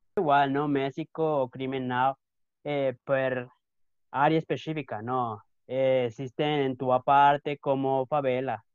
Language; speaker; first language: Portuguese; non-native, learner; Spanish